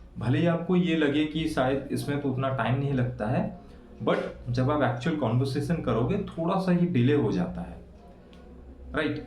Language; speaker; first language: Hindi; non-native, local second language; Santali